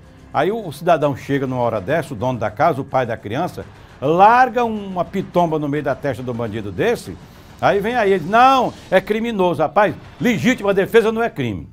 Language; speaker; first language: Portuguese; native; Portuguese